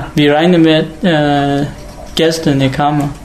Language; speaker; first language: Danish; non-native, learner; Hakha Chin